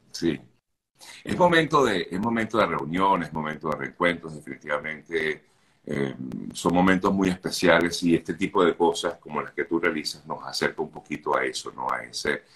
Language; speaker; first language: Spanish; native; Spanish